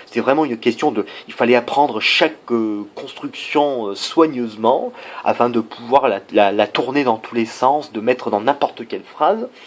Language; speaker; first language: French; non-native, fluent; English